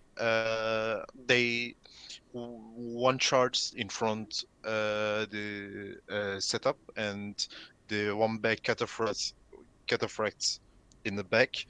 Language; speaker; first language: English; non-native, learner; Turkish